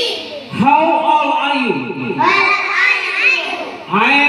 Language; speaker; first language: English; non-native, learner; Indonesian